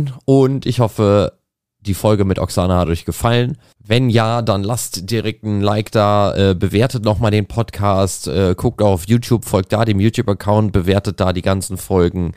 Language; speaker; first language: German; native; German